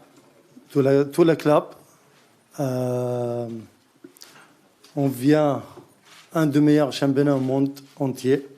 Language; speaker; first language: French; non-native, learner; Arabic